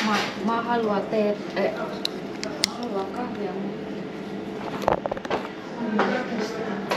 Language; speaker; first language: Finnish; non-native, learner; Indonesian